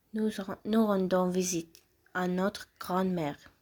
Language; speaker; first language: French; non-native, learner; Arabic